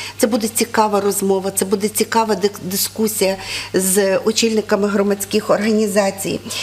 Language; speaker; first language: Ukrainian; native; Ukrainian